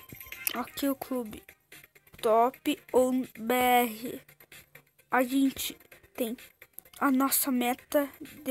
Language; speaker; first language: Portuguese; native; Portuguese